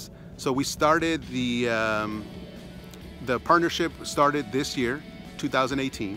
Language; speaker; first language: English; early bilingual, other home language; Spanish